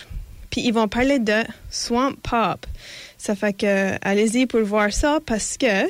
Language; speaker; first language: French; native; French